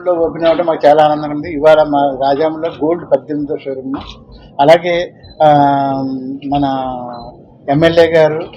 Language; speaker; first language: Telugu; native; Telugu